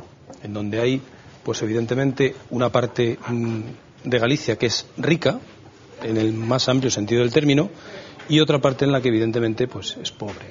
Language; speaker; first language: Spanish; native; Spanish